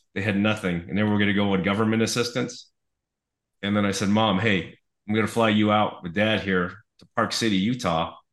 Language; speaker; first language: English; native; English